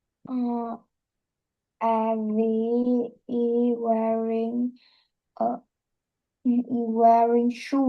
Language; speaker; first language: English; non-native, learner; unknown